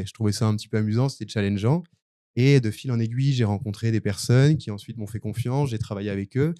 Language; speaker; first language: French; native; French